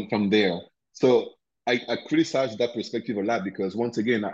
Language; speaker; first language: English; non-native, local second language; French